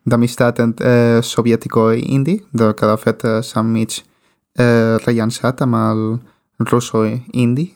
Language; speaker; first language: Catalan; native; Catalan